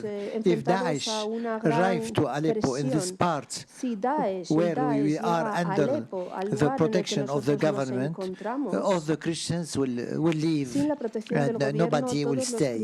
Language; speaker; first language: English; non-native, fluent; Arabic